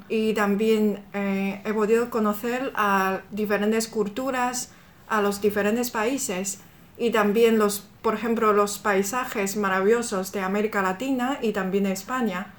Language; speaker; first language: Spanish; non-native, fluent; Chinese